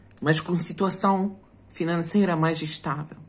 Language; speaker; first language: Portuguese; non-native, fluent; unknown